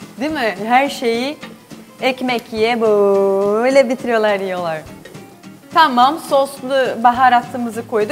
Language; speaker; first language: Turkish; non-native, learner; Portuguese